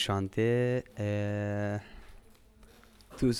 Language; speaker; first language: French; non-native, learner; Persian